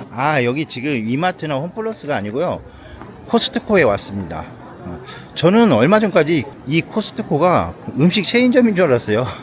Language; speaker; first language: Korean; native; Korean